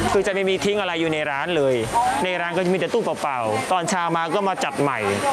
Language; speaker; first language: Thai; non-native, fluent; Khmer